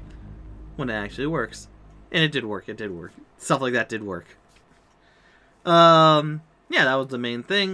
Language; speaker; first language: English; native; English